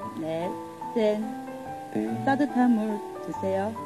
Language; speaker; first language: Korean; non-native, learner; Chinese